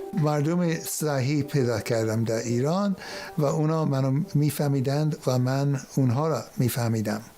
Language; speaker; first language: Persian; non-native, fluent; English